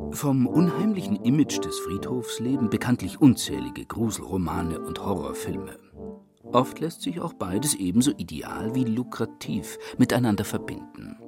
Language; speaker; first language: German; native; German